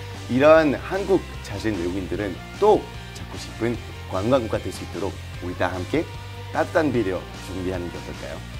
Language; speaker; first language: Korean; non-native, fluent; French